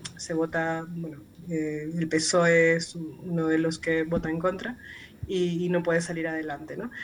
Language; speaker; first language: Spanish; native; Spanish